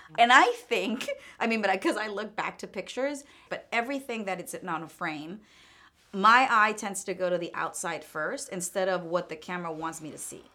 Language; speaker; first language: English; non-native, fluent; Spanish